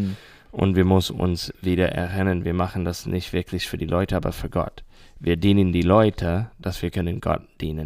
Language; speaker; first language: German; non-native, learner; English